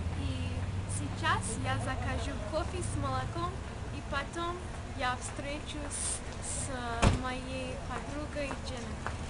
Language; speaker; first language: Russian; non-native, learner; English